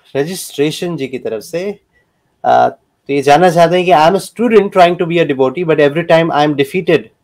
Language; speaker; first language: Hindi; native; Hindi